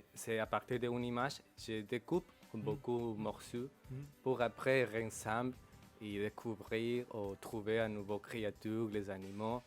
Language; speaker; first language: French; non-native, local second language; Spanish